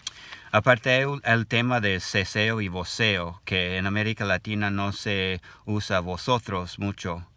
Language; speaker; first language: Spanish; non-native, learner; English